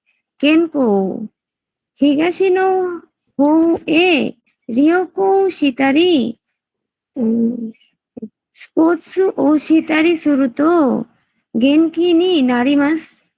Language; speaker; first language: Japanese; non-native, learner; Bangla